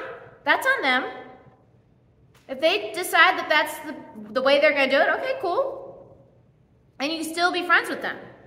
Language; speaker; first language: English; native; English